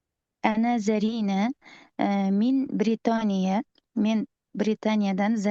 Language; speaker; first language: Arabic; non-native, learner; Uzbek